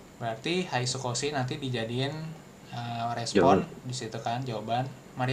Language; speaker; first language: Indonesian; native; Indonesian